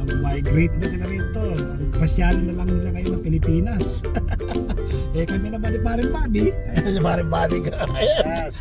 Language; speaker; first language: Filipino; native; Filipino